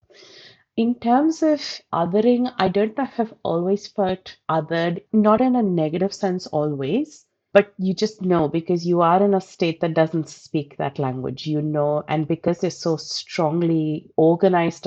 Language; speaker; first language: English; non-native, local second language; Telugu